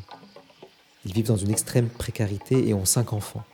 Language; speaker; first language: French; native; French